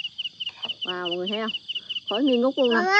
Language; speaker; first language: Vietnamese; native; Vietnamese